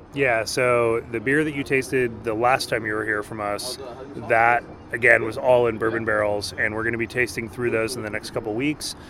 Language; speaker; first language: English; non-native, fluent; Spanish